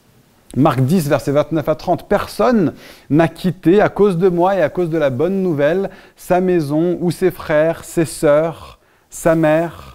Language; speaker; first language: French; native; French